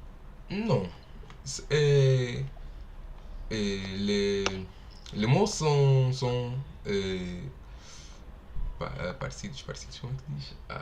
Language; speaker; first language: French; non-native, learner; Portuguese